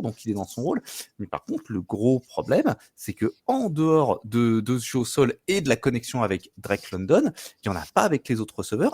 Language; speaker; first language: French; native; French